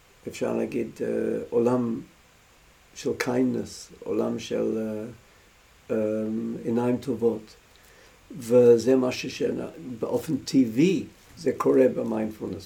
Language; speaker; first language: Hebrew; non-native, fluent; English